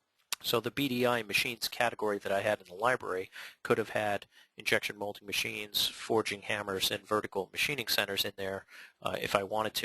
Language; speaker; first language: English; native; English